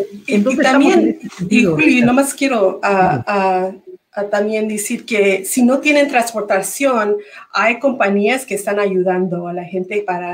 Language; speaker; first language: Spanish; early bilingual, heritage; Spanish